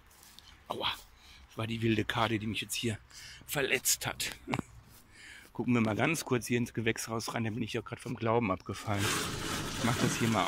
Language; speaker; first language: German; native; German